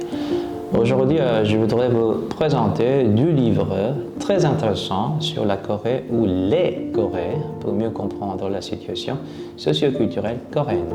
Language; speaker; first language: French; non-native, fluent; Korean